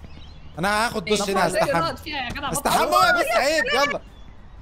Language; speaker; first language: Arabic; native; Arabic